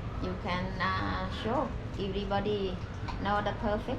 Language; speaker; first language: English; non-native, learner; Thai